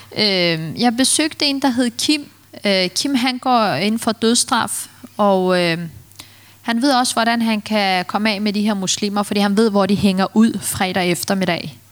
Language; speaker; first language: Danish; early bilingual, other home language; Turkish